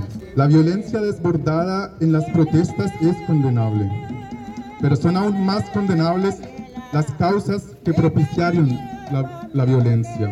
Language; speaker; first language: Spanish; native; Spanish